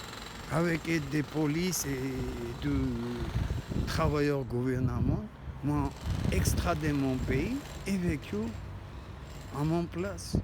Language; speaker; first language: French; non-native, learner; Armenian